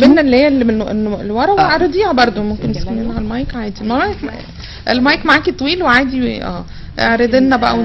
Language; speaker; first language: Arabic; native; Arabic